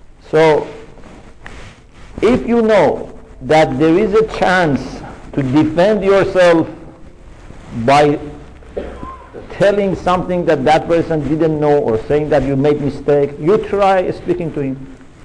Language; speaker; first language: English; non-native, fluent; Persian